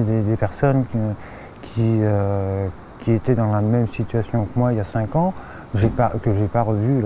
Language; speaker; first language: French; native; French